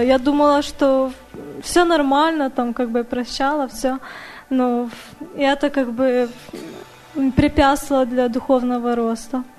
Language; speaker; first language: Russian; early bilingual, other home language; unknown